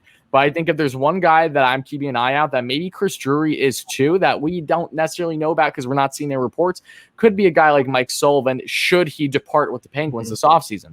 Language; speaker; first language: English; native; English